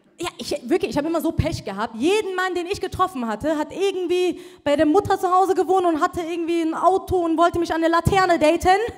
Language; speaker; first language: German; early bilingual, other home language; Persian